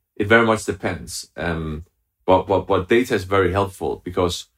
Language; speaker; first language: English; non-native, fluent; Danish